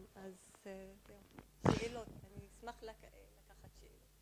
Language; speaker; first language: Hebrew; non-native, local second language; Arabic